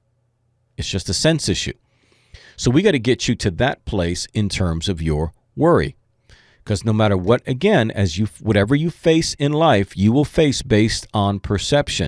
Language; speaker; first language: English; native; English